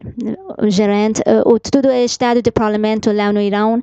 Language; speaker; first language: Portuguese; non-native, fluent; Persian